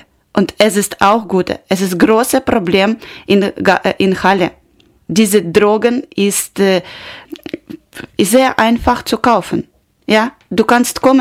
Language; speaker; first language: German; non-native, learner; Ukrainian